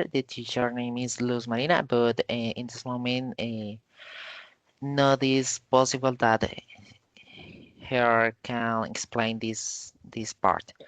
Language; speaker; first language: English; non-native, learner; Spanish